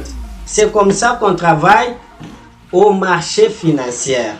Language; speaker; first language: French; non-native, fluent; Portuguese